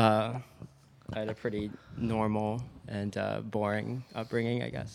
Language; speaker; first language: English; native; English